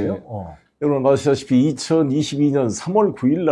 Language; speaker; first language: Korean; native; Korean